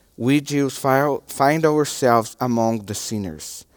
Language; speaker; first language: English; non-native, learner; Portuguese